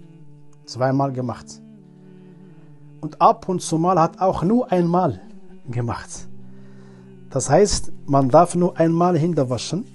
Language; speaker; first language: German; non-native, learner; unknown